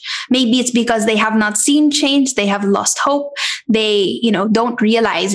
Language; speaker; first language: English; non-native, local second language; Filipino